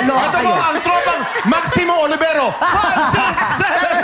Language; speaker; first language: Filipino; native; Filipino